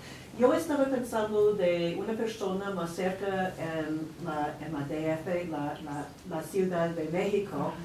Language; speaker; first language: Spanish; non-native, fluent; English